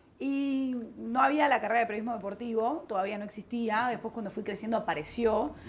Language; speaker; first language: Spanish; native; Spanish